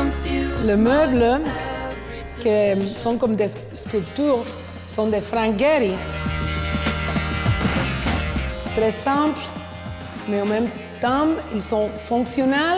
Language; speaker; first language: French; non-native, fluent; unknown